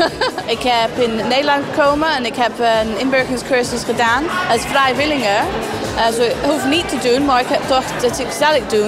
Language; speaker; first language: Dutch; non-native, learner; English